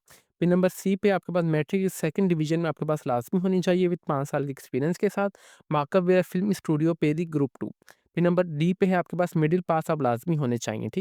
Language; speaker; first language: Hindi; non-native, local second language; Punjabi